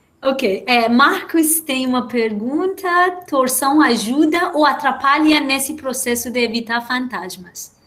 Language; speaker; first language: Portuguese; non-native, fluent; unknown